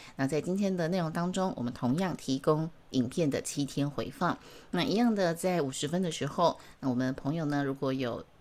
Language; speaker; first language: Chinese; native; Chinese